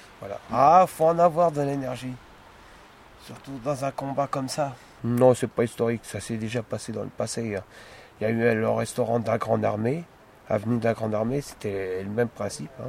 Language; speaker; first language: French; native; French